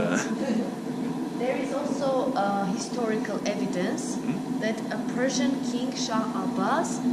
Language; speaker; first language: English; non-native, fluent; Armenian